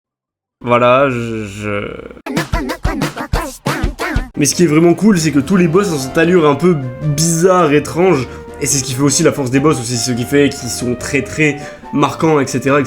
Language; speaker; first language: French; native; French